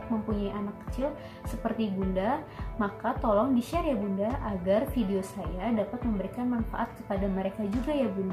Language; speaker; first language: Indonesian; native; Indonesian